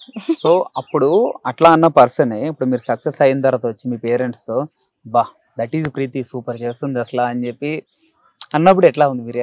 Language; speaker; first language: Telugu; native; Telugu